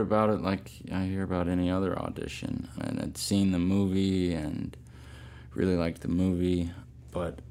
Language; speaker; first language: English; native; English